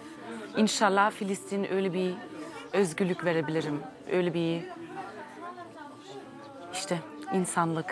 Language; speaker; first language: Turkish; early bilingual, heritage; German